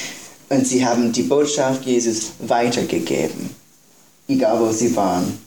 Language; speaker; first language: German; non-native, fluent; English